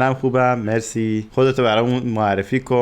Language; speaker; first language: Persian; native; Persian